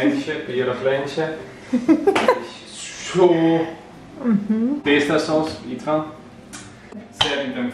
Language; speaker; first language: Hungarian; non-native, learner; Dutch